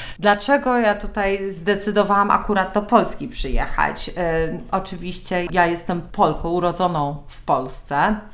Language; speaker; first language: Polish; early bilingual, heritage; Polish